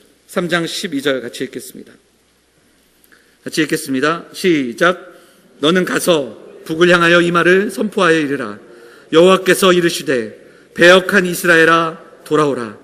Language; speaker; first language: Korean; native; Korean